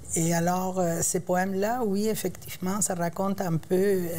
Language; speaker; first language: French; non-native, fluent; Spanish